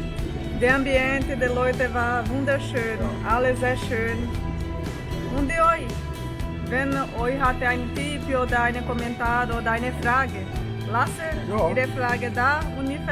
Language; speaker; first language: German; non-native, learner; Portuguese